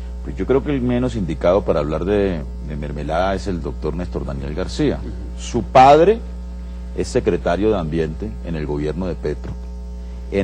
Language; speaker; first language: Spanish; native; Spanish